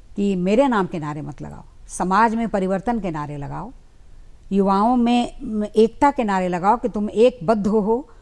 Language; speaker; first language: Hindi; native; Hindi